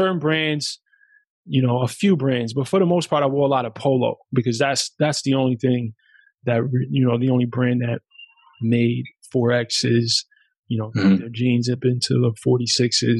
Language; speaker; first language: English; early bilingual, other home language; German